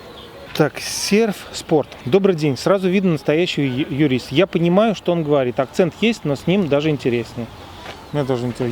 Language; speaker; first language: Russian; native; Russian